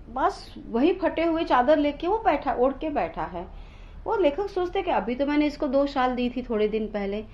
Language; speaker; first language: Hindi; non-native, local second language; Marathi